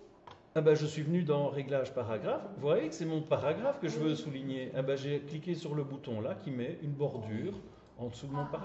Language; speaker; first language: French; native; French